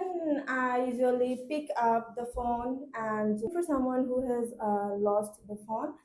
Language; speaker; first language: English; non-native, learner; Bangla